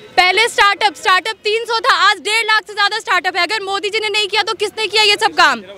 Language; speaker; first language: Hindi; native; Hindi